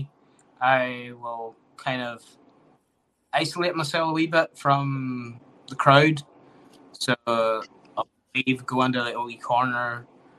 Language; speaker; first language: English; native; English